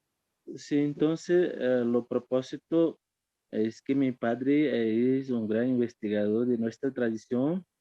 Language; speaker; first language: Spanish; non-native, fluent; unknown